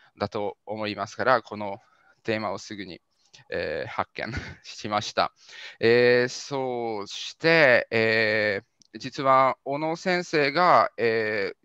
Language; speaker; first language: Japanese; non-native, fluent; Hungarian